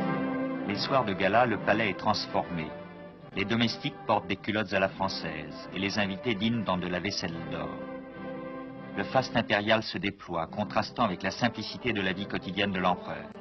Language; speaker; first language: French; native; French